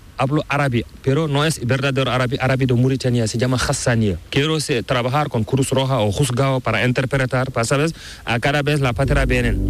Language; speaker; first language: Spanish; non-native, learner; Fula